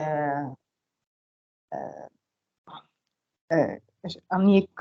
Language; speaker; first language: French; non-native, learner; Arabic